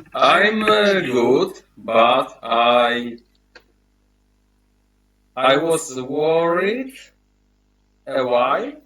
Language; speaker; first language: English; non-native, learner; Polish